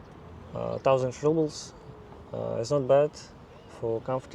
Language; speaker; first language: English; non-native, learner; Russian